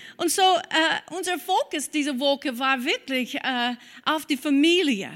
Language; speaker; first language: German; non-native, fluent; English